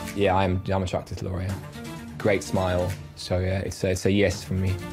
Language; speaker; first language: English; non-native, fluent; Polish